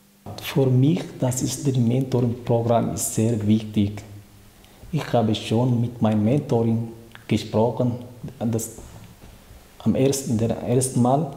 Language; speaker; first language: German; non-native, learner; Tigrinya